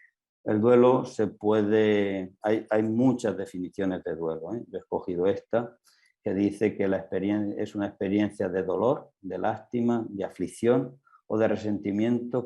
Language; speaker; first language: Spanish; native; Spanish